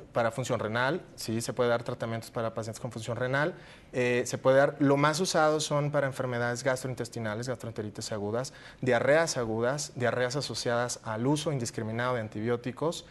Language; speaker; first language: Spanish; native; Spanish